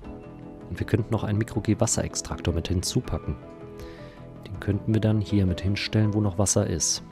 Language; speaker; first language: German; native; German